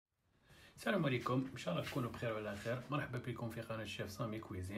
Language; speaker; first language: Arabic; native; Arabic